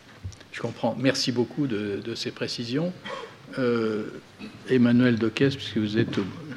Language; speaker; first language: French; native; French